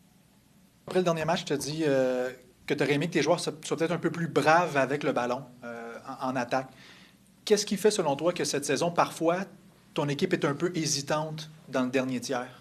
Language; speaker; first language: French; native; French